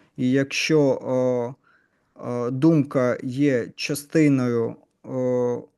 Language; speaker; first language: Ukrainian; non-native, learner; Russian